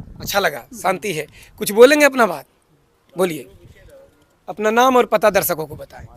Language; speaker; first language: Hindi; native; Hindi